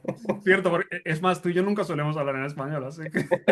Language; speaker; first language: Spanish; native; Spanish